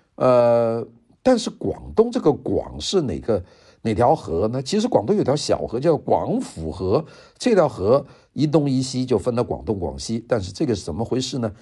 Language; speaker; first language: Chinese; non-native, local second language; Cantonese